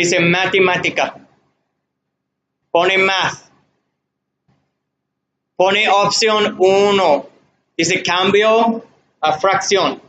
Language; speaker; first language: Spanish; non-native, learner; English